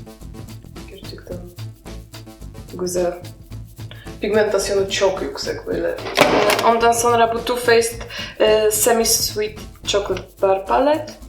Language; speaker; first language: Turkish; non-native, learner; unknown